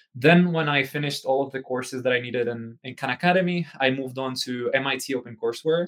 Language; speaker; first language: English; non-native, fluent; Czech